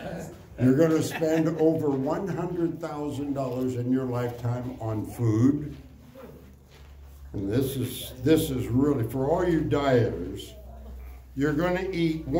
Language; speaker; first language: English; native; English